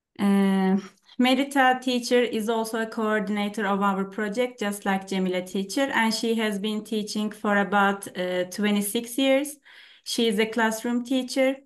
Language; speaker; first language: English; non-native, fluent; Turkish